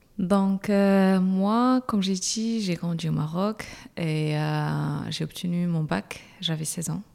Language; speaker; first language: French; non-native, local second language; Arabic